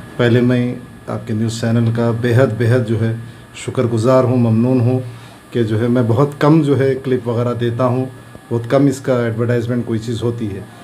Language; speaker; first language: Urdu; native; Urdu